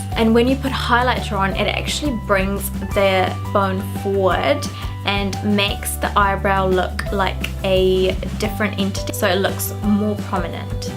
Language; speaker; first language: English; non-native, local second language; Sinhala